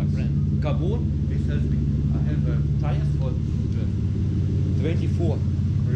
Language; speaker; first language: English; non-native, learner; German